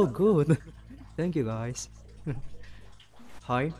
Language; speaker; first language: English; non-native, fluent; Indonesian